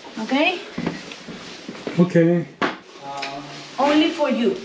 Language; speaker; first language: English; non-native, learner; Spanish